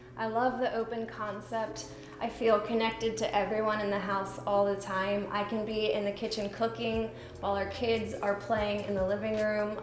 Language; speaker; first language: English; native; English